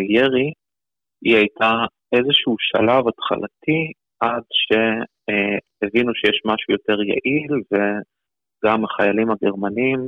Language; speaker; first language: Hebrew; early bilingual, other home language; Russian